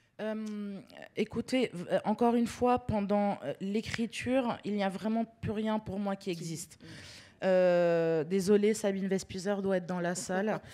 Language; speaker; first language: French; early bilingual, other home language; Arabic